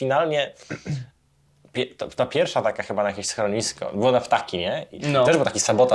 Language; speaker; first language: Polish; native; Polish